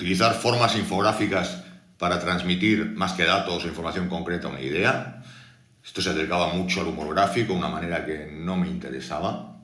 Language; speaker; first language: Spanish; native; Spanish